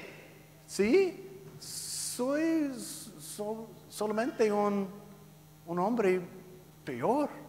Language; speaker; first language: Spanish; non-native, learner; English